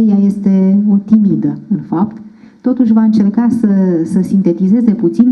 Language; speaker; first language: Romanian; native; Romanian